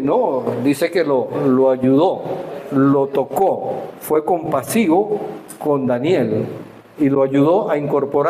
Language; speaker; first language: Spanish; native; Spanish